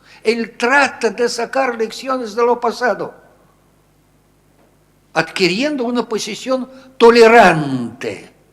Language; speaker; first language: Spanish; non-native, fluent; Russian